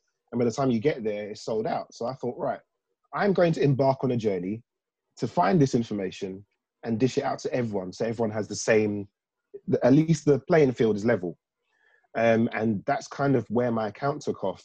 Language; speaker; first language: English; native; English